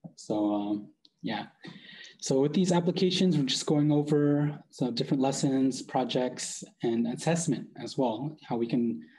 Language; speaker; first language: English; native; English